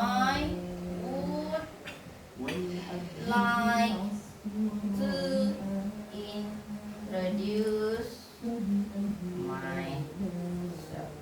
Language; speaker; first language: English; non-native, fluent; Indonesian